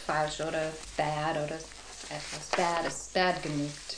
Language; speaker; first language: German; non-native, fluent; English